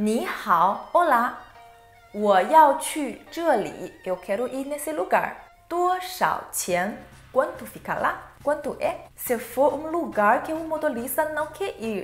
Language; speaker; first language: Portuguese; non-native, fluent; Chinese